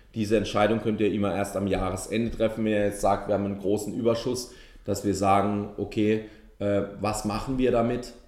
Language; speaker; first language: German; native; German